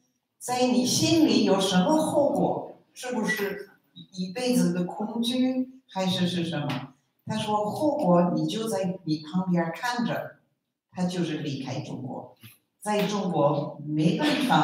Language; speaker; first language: Chinese; non-native, fluent; French